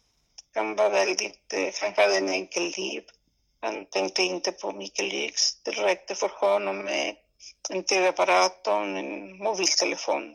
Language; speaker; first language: Swedish; non-native, fluent; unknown